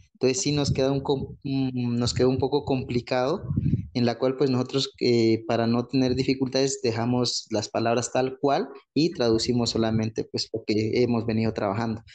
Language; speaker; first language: Spanish; non-native, local second language; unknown